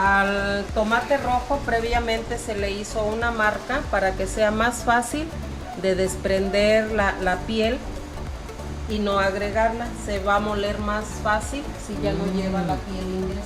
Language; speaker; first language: Spanish; native; Spanish